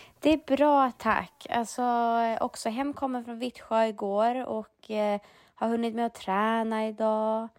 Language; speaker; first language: Swedish; native; Swedish